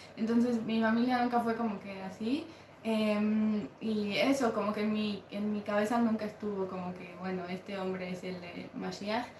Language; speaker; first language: Spanish; native; Spanish